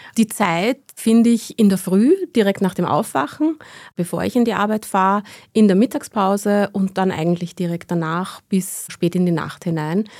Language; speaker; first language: German; early bilingual, other home language; Persian